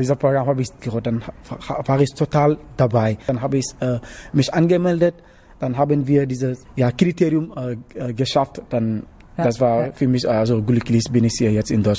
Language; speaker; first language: German; non-native, learner; Wolof